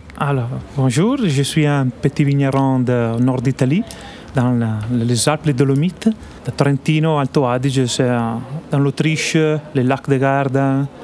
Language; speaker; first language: French; non-native, learner; Italian